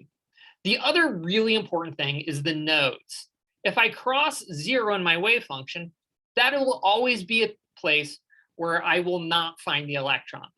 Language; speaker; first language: English; native; English